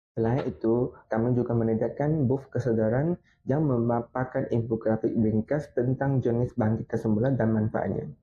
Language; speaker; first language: Malay; non-native, local second language; Chinese